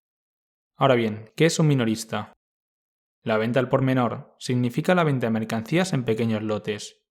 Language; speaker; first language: Spanish; native; Spanish